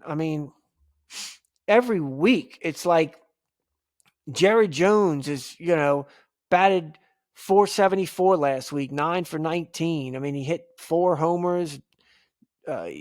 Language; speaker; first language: English; native; English